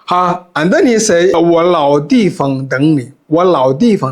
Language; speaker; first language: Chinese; non-native, fluent; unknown